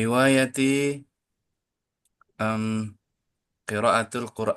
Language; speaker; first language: Arabic; non-native, learner; Indonesian